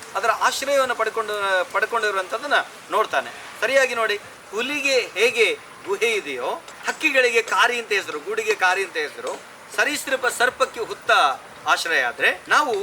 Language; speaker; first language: Kannada; non-native, local second language; Tulu